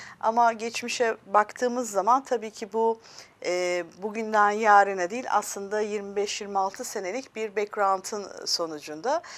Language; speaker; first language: Turkish; early bilingual, heritage; Turkish